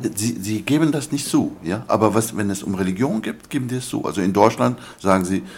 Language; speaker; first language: German; non-native, fluent; Arabic